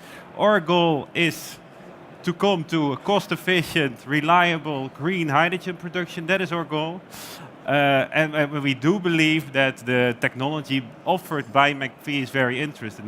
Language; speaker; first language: English; non-native, fluent; Dutch